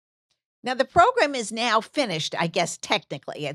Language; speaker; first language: English; native; English